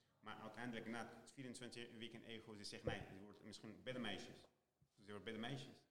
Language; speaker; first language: Dutch; non-native, learner; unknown